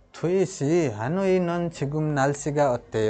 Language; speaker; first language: Korean; non-native, fluent; Nepali